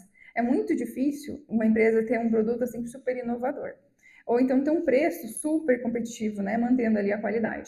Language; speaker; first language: Portuguese; native; Portuguese